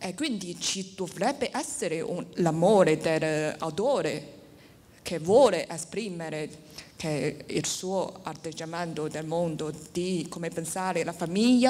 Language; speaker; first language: Italian; non-native, learner; Chinese